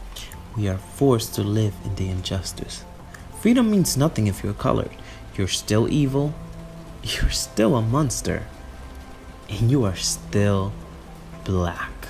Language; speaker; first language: English; native; English